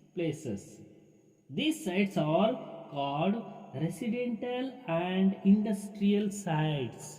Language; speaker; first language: English; non-native, local second language; Kannada